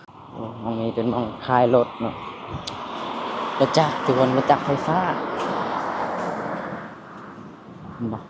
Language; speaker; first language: Thai; non-native, local second language; Lao